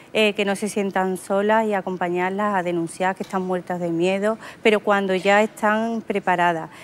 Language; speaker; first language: Spanish; native; Spanish